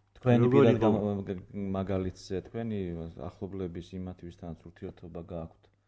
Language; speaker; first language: Georgian; native; Georgian